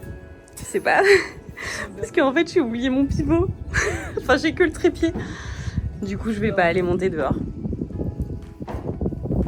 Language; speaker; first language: French; native; French